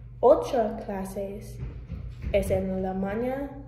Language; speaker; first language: Spanish; non-native, learner; English